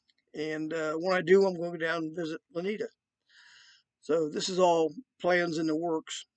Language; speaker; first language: English; native; English